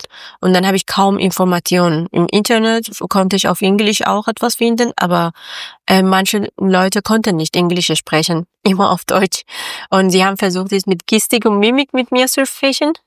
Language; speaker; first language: German; non-native, learner; Persian